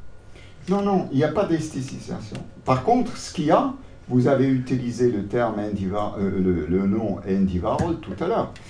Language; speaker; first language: French; non-native, local second language; German